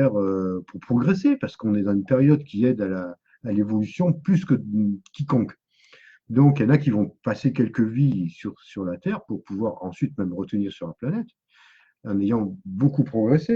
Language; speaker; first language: French; native; French